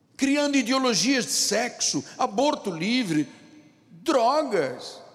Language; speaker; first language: Portuguese; non-native, local second language; Tsonga